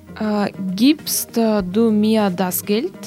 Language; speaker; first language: German; non-native, learner; Russian